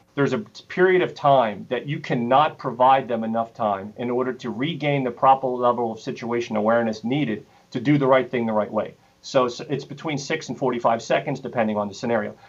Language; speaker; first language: English; native; English